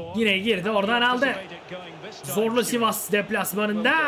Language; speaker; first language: Turkish; native; Turkish